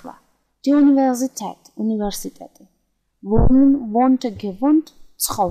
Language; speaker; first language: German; non-native, fluent; Georgian